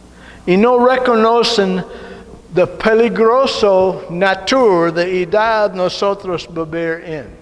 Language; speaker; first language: Spanish; non-native, learner; English